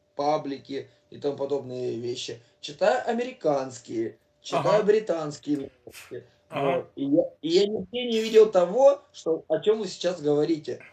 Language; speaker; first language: Russian; native; Russian